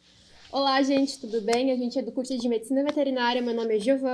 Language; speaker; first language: Portuguese; native; Portuguese